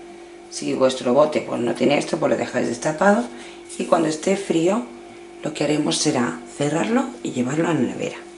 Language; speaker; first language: Spanish; native; Spanish